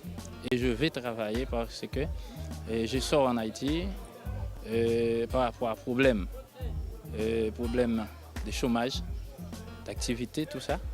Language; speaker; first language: French; non-native, local second language; Haitian Creole